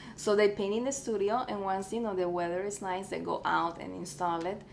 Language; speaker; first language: English; early bilingual, other home language; Spanish